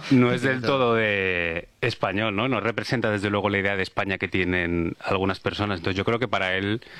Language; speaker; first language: Spanish; native; Spanish